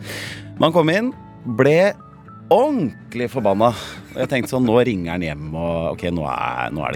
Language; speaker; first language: Norwegian; native; Norwegian